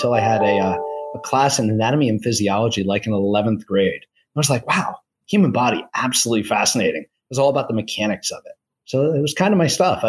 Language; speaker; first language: English; native; English